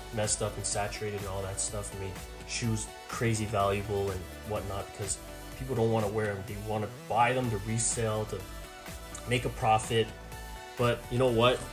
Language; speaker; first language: English; native; English